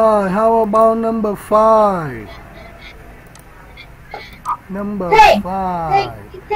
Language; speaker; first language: English; non-native, learner; Vietnamese